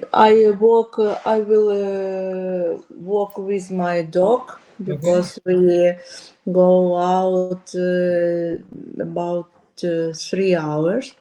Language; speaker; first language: English; non-native, learner; Ukrainian